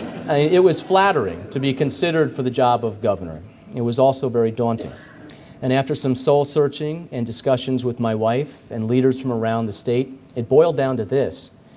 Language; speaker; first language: English; native; English